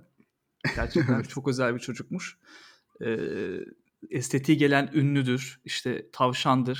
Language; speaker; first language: Turkish; native; Turkish